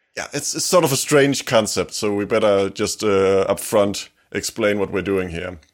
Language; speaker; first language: English; non-native, fluent; Danish